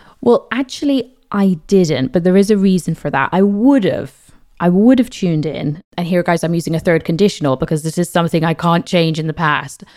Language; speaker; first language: English; native; English